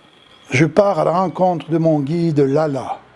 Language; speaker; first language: French; native; French